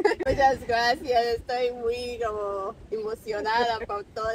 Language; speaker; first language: Spanish; non-native, fluent; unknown